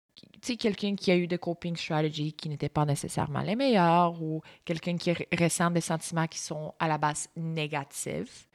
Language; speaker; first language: French; early bilingual, other home language; Bulgarian